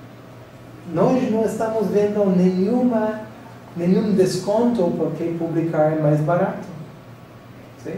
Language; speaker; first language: Spanish; non-native, fluent; English